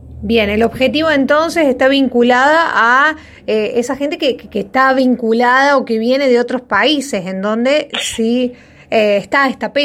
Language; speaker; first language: Spanish; native; Spanish